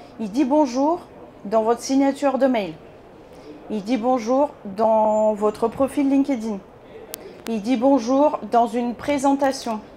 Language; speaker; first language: French; non-native, fluent; Bulgarian